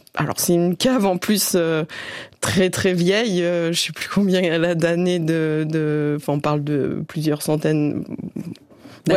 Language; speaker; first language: French; native; French